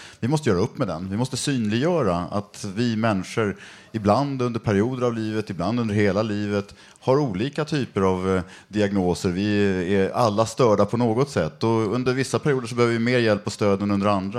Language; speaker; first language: Swedish; native; Swedish